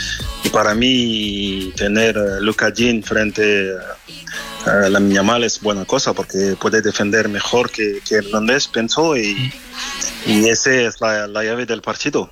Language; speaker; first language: Spanish; non-native, fluent; French